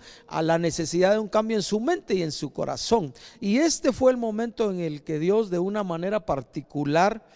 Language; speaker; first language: Spanish; native; Spanish